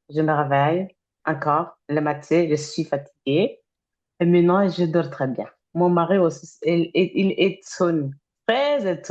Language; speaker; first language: French; non-native, fluent; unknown